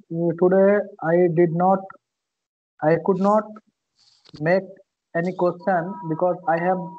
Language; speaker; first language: English; non-native, learner; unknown